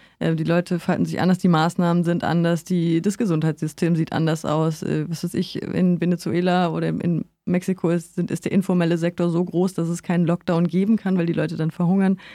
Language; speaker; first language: German; native; German